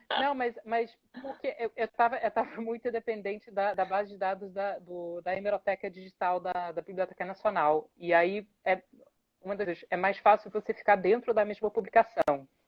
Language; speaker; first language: Portuguese; non-native, fluent; English